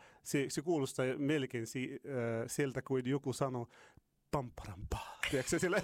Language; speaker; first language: Finnish; non-native, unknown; Arabic